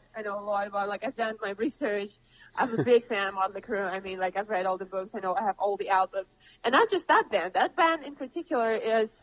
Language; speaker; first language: English; non-native, fluent; Russian